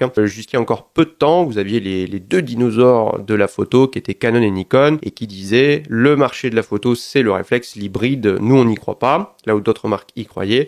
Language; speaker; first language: French; native; French